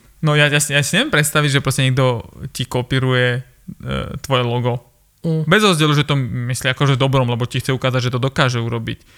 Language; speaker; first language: Slovak; early bilingual, other home language; Armenian